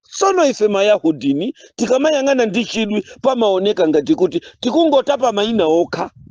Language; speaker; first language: Nyanja; non-native, local second language; Yao